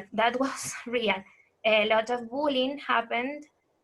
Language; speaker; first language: English; non-native, fluent; Spanish